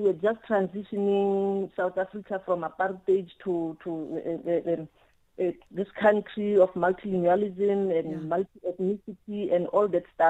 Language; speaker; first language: English; non-native, local second language; Tswana